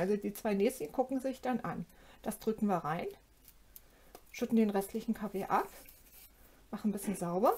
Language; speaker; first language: German; native; German